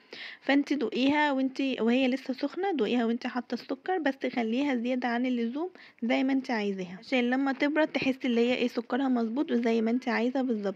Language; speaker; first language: Arabic; native; Arabic